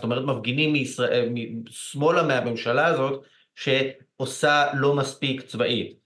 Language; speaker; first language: Hebrew; native; Hebrew